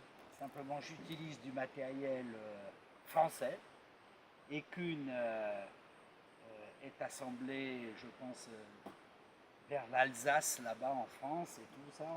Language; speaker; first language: French; native; French